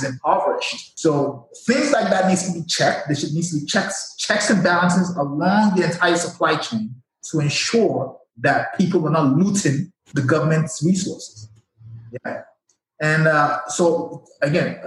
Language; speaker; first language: English; non-native, local second language; Yoruba